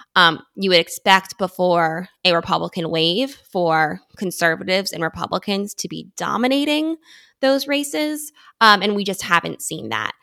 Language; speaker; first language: English; native; English